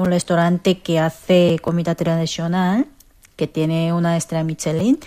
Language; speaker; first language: Spanish; non-native, fluent; Korean